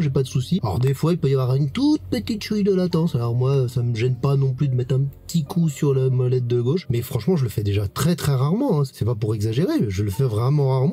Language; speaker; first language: French; native; French